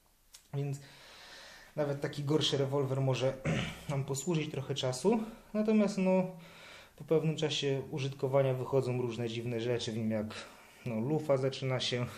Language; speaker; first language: Polish; native; Polish